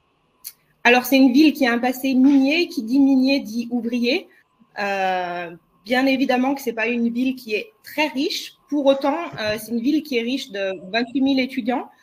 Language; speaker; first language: French; native; French